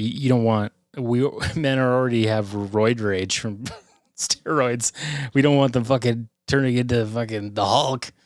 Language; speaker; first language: English; native; English